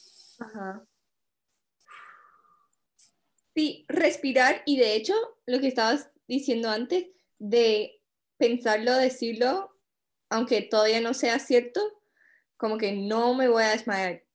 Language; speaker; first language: Spanish; early bilingual, heritage; Spanish